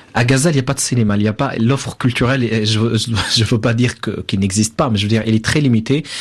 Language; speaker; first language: French; non-native, fluent; Arabic